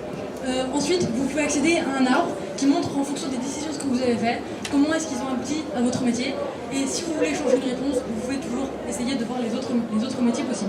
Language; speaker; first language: French; native; French